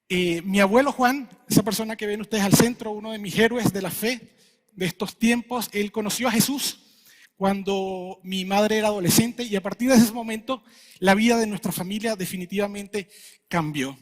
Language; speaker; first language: Spanish; native; Spanish